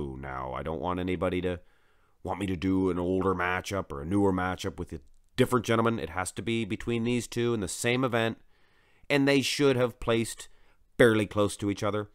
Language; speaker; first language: English; native; English